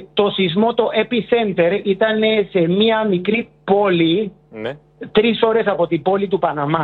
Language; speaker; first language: Greek; early bilingual, heritage; Greek